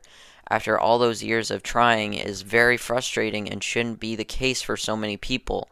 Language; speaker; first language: English; native; English